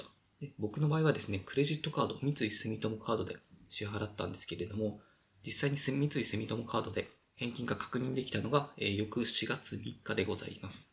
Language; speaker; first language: Japanese; native; Japanese